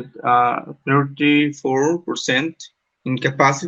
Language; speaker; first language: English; non-native, learner; Spanish